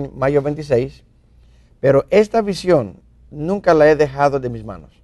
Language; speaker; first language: Spanish; non-native, fluent; Greek